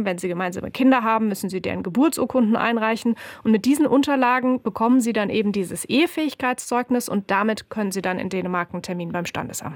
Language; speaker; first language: German; native; German